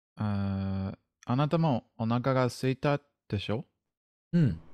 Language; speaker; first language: Japanese; non-native, learner; English